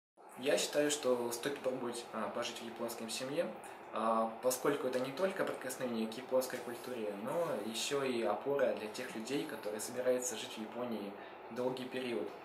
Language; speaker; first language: Russian; native; Russian